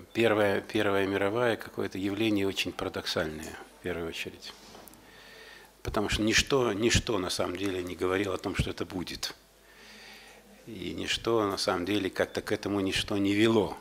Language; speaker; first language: Russian; native; Russian